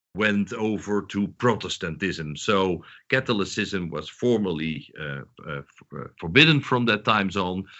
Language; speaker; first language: English; non-native, fluent; Dutch